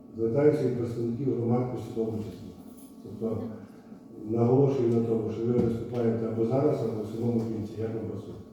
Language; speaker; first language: Ukrainian; native; Ukrainian